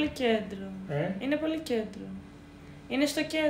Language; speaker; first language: Greek; early bilingual, heritage; Greek